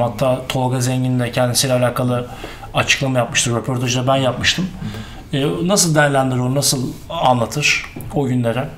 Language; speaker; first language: Turkish; native; Turkish